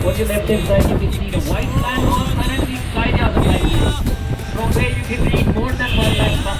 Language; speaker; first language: Hindi; native; Hindi